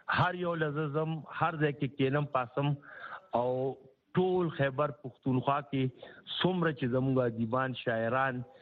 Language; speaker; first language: Pashto; native; Pashto